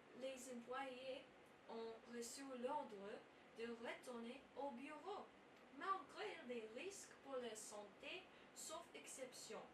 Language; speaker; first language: French; non-native, learner; English